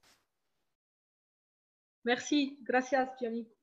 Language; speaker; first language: Spanish; non-native, learner; French